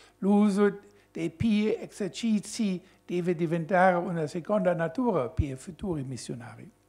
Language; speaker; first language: Italian; non-native, fluent; German